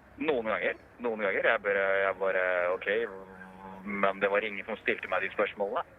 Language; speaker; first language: Norwegian; early bilingual, other home language; Urdu